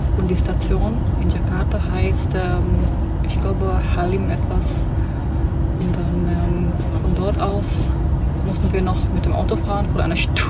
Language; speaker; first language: German; non-native, learner; Indonesian